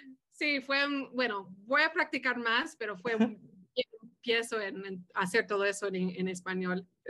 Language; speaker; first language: Spanish; early bilingual, heritage; Spanish